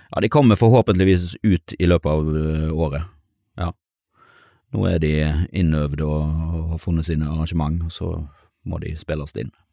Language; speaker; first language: Norwegian; native; Norwegian